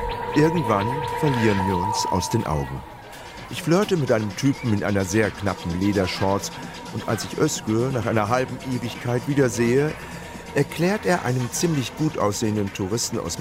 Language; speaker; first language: German; native; German